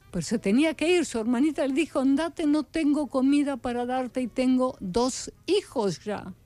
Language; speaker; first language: Spanish; early bilingual, other home language; Ukrainian